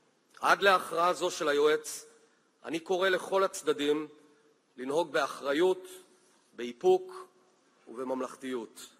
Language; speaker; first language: Hebrew; native; Hebrew